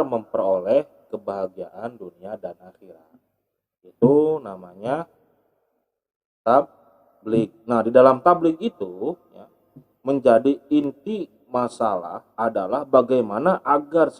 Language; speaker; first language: Indonesian; native; Indonesian